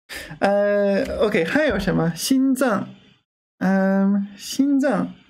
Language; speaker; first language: Chinese; non-native, learner; English